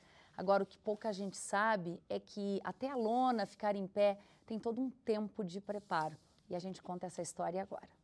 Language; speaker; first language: Portuguese; native; Portuguese